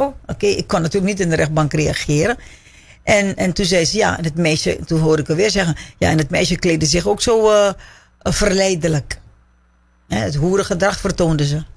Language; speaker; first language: Dutch; native; Dutch